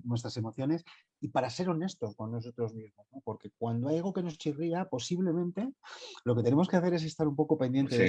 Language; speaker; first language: Spanish; native; Spanish